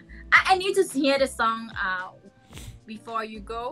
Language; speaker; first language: English; non-native, learner; Thai